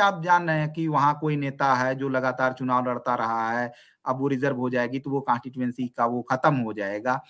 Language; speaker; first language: Hindi; native; Hindi